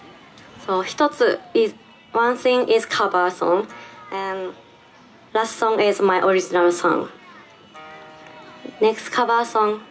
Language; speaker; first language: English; non-native, learner; Japanese